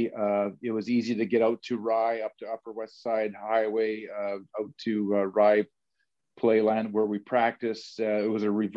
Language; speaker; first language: English; native; English